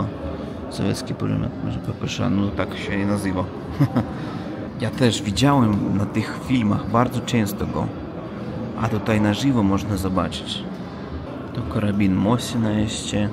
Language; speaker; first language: Polish; non-native, learner; Russian